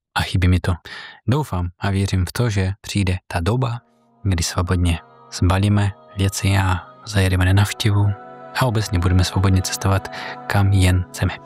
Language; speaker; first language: Czech; non-native, fluent; Russian